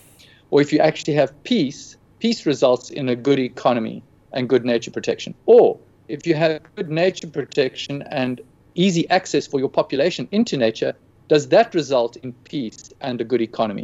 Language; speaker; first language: English; native; English